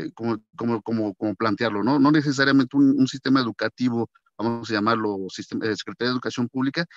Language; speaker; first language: Spanish; native; Spanish